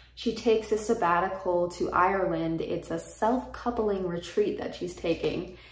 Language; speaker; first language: English; native; English